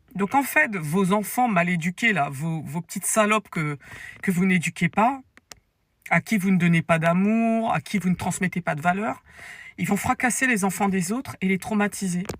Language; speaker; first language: French; native; French